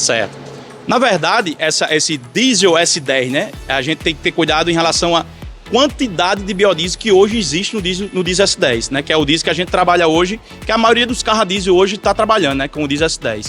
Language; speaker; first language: Portuguese; native; Portuguese